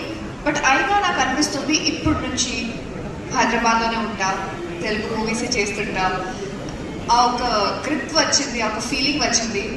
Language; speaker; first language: Telugu; non-native, fluent; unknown